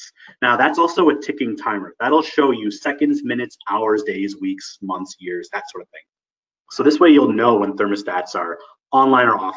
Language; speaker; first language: English; native; English